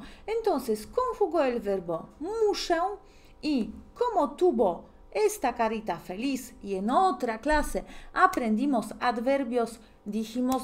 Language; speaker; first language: Spanish; non-native, fluent; Polish